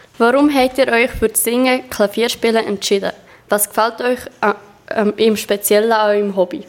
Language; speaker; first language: German; native; German